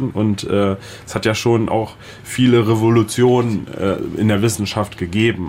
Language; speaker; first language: German; native; German